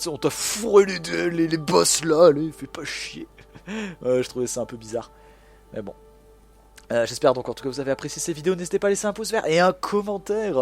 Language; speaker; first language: French; native; French